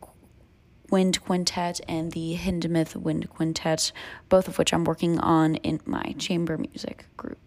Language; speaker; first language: English; native; English